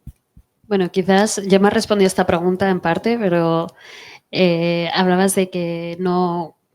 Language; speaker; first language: Spanish; native; Spanish